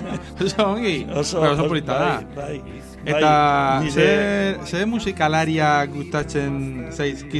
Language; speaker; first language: Basque; non-native, learner; Spanish